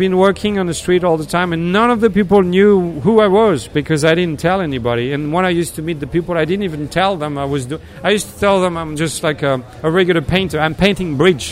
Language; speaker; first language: English; non-native, fluent; French